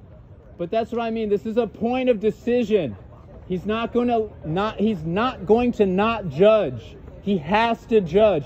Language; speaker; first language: English; native; English